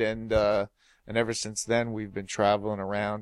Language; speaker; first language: English; native; English